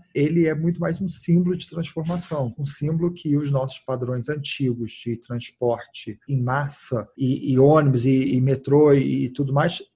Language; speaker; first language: Portuguese; early bilingual, heritage; Portuguese